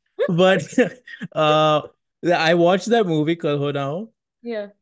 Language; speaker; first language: English; non-native, local second language; Hindi